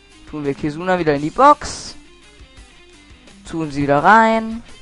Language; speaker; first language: German; native; German